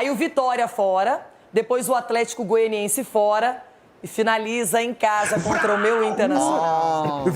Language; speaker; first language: Portuguese; native; Portuguese